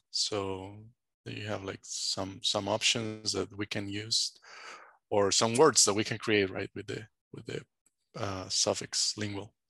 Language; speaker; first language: English; non-native, fluent; Spanish